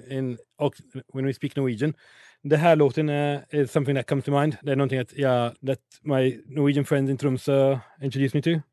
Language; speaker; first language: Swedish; non-native, learner; English